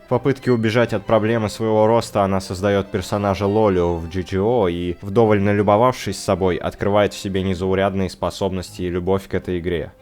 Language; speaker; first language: Russian; native; Russian